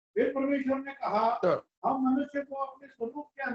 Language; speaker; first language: Hindi; non-native, local second language; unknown